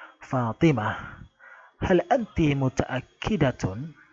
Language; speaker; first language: Arabic; non-native, fluent; Indonesian